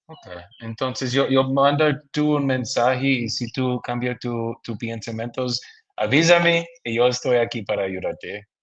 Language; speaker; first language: Spanish; non-native, learner; English